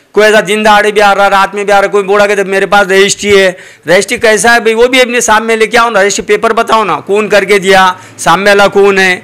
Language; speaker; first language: Hindi; non-native, local second language; Urdu